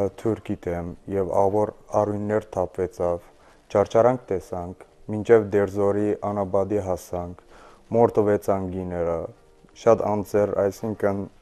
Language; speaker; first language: Armenian; early bilingual, heritage; Armenian